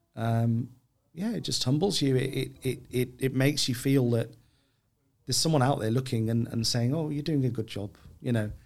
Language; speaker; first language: English; native; English